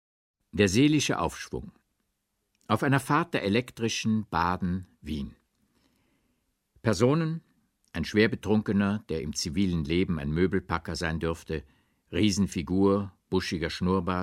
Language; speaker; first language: German; native; German